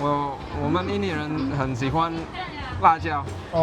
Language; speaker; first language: Chinese; non-native, learner; Indonesian